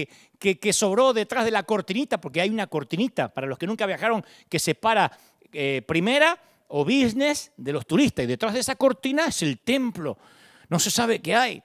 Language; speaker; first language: Spanish; native; Spanish